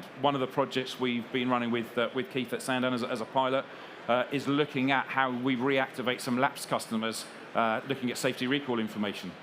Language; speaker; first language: English; native; English